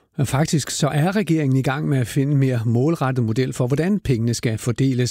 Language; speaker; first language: Danish; native; Danish